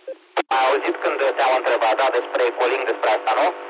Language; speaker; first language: Romanian; native; Romanian